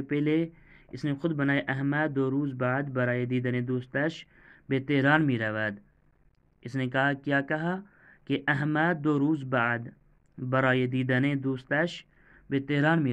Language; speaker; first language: Persian; non-native, fluent; Urdu